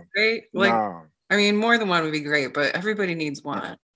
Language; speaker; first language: English; native; English